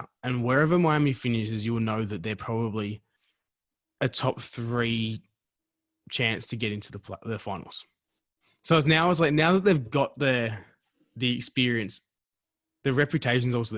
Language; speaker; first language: English; native; English